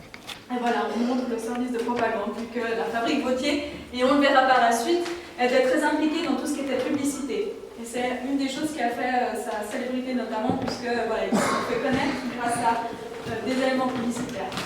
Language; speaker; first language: French; native; French